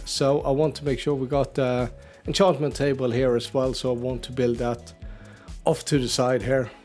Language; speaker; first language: English; native; English